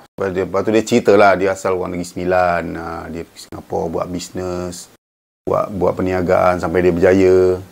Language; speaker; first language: Malay; native; Malay